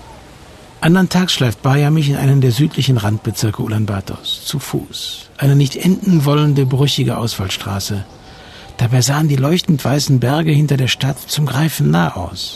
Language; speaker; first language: German; native; German